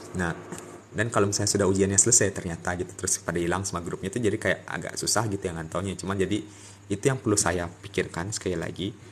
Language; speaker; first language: Indonesian; native; Indonesian